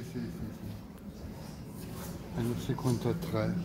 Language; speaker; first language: Spanish; non-native, learner; French